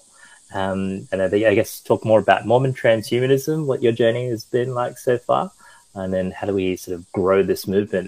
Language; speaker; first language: English; early bilingual, other home language; Chinese